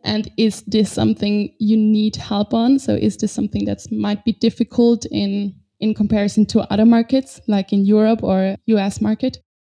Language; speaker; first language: English; non-native, fluent; German